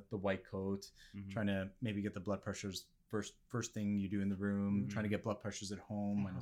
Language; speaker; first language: English; non-native, fluent; French